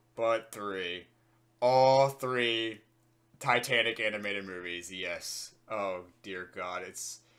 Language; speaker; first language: English; native; English